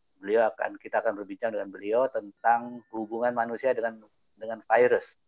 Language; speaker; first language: Indonesian; native; Indonesian